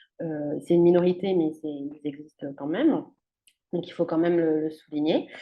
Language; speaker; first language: French; native; French